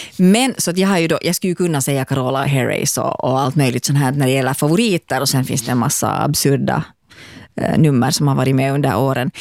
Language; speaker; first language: Swedish; native; Swedish